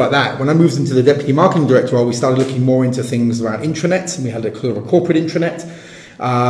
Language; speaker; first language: English; native; English